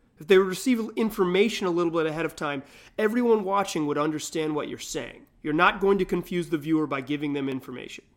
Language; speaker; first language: English; native; English